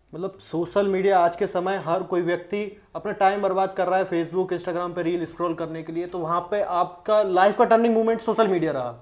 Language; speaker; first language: Hindi; native; Hindi